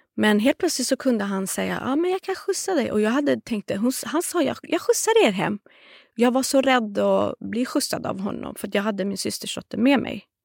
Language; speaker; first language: Swedish; non-native, fluent; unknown